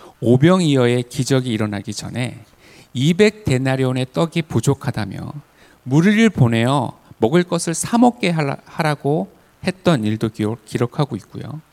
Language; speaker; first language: Korean; native; Korean